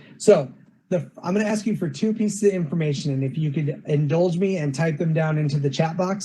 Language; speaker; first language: English; native; English